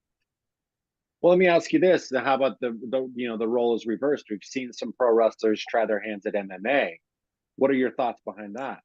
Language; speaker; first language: English; native; English